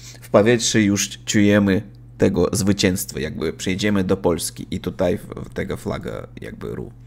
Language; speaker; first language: Polish; non-native, learner; Russian